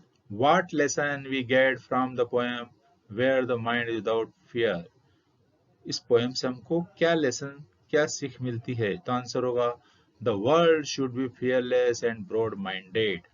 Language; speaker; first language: Hindi; native; Hindi